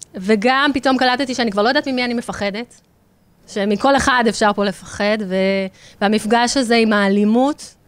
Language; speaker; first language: Hebrew; native; Hebrew